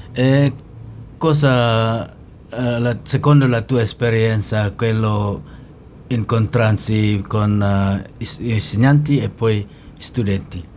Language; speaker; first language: Italian; non-native, learner; Indonesian